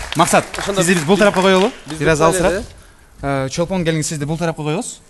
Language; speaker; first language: Kyrgyz; native; Kyrgyz